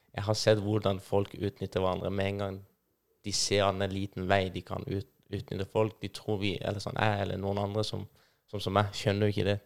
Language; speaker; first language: Norwegian; non-native, fluent; Persian